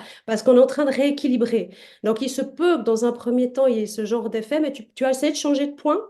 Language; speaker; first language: French; native; French